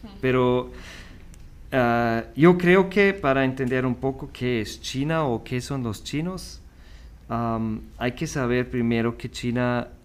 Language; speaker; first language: Spanish; non-native, fluent; German